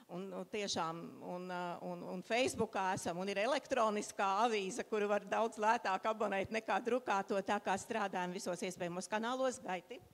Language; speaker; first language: Latvian; native; Latvian